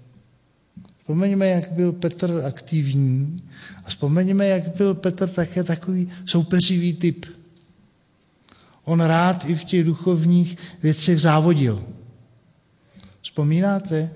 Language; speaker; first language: Czech; native; Czech